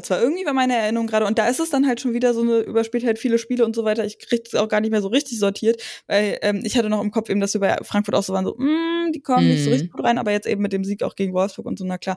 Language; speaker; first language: German; native; German